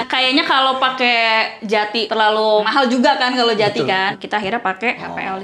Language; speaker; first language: Indonesian; native; Indonesian